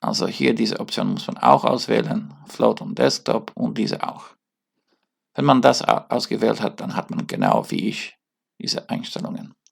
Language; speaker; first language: German; non-native, learner; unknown